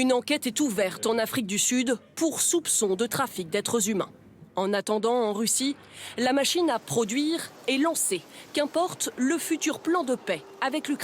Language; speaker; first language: French; native; French